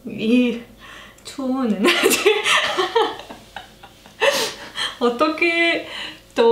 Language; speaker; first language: Korean; non-native, learner; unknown